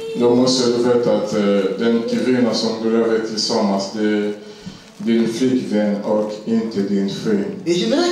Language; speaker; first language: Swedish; non-native, learner; Lingala